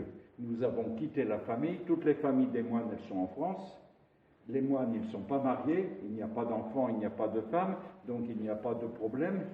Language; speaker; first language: French; non-native, local second language; Arabic